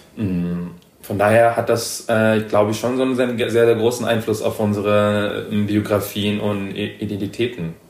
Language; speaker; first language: German; early bilingual, other home language; Persian